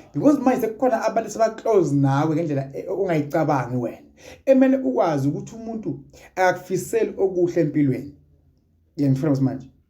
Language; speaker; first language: Zulu; native; Zulu